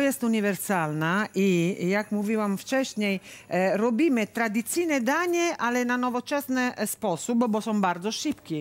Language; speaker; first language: Polish; non-native, learner; Italian